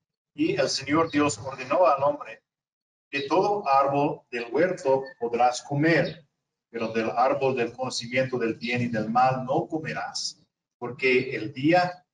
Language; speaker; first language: Spanish; non-native, fluent; English